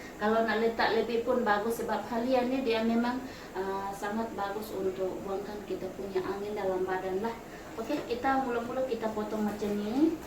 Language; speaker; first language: Malay; non-native, local second language; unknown